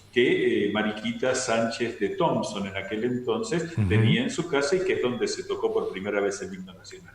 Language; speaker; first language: Spanish; native; Spanish